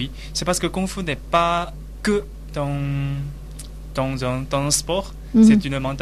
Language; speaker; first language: French; non-native, learner; Chinese